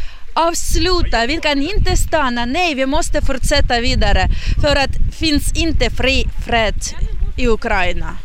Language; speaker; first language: Swedish; non-native, learner; Ukrainian